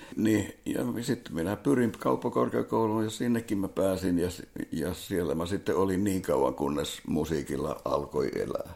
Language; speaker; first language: Finnish; non-native, local second language; Swedish